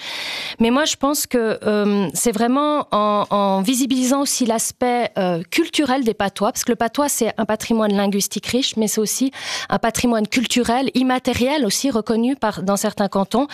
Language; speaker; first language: French; native; French